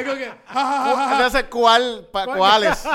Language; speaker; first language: Spanish; native; Spanish